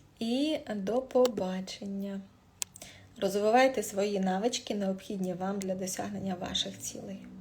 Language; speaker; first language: Ukrainian; non-native, local second language; Russian